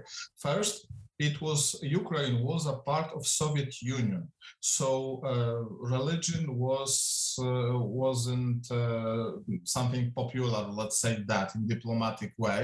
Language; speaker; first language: English; non-native, fluent; Polish